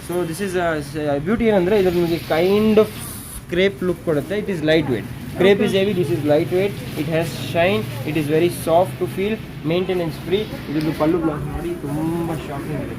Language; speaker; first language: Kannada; non-native, local second language; Hindi